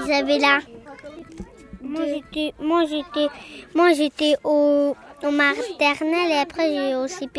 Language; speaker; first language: French; early bilingual, other home language; Romany